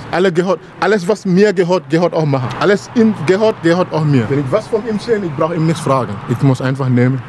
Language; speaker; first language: German; non-native, learner; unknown